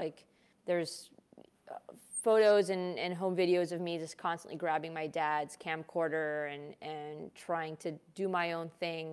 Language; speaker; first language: English; early bilingual, other home language; Hindi